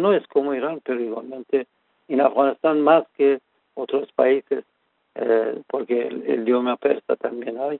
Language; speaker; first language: Spanish; non-native, fluent; Persian